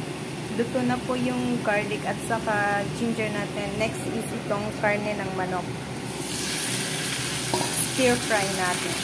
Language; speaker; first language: Filipino; native; Filipino